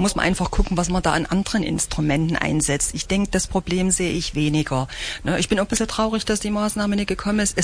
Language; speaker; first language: German; native; German